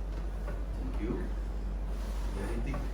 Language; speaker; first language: English; non-native, learner; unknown